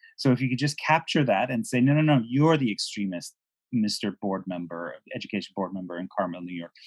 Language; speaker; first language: English; non-native, fluent; Persian